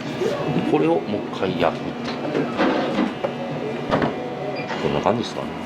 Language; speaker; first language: Japanese; native; Japanese